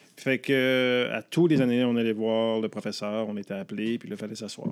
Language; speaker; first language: French; native; French